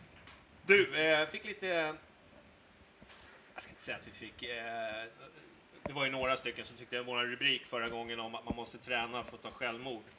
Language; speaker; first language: Swedish; native; Swedish